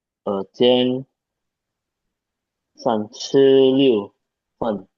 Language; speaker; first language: Chinese; non-native, learner; Indonesian